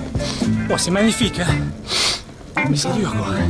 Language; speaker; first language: French; native; French